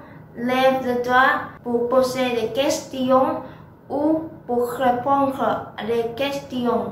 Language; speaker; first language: French; non-native, learner; Vietnamese